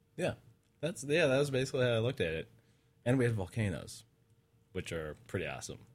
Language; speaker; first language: English; native; English